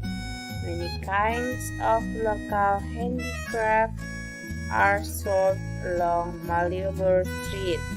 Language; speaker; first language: English; non-native, fluent; Indonesian